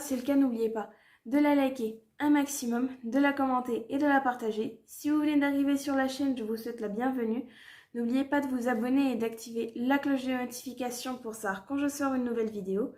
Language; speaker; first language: French; native; French